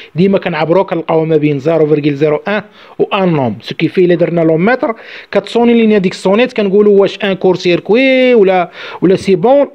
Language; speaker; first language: French; non-native, local second language; Arabic